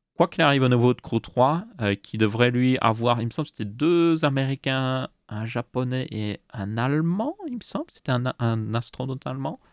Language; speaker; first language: French; native; French